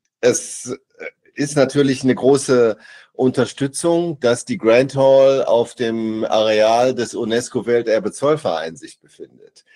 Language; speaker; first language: German; native; German